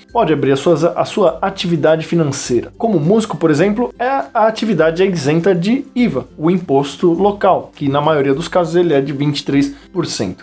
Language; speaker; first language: Portuguese; native; Portuguese